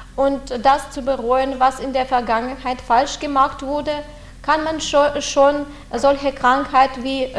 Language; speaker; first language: German; non-native, fluent; Russian